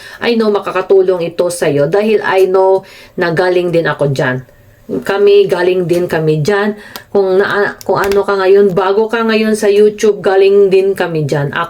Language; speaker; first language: Filipino; non-native, local second language; Cebuano